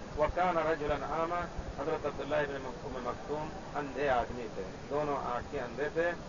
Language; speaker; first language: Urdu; native; Urdu